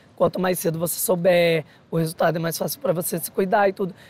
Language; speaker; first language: Portuguese; native; Portuguese